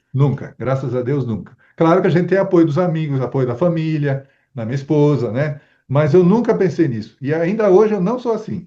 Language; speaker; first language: Portuguese; early bilingual, other home language; Spanish